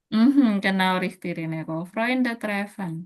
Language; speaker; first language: German; non-native, fluent; Indonesian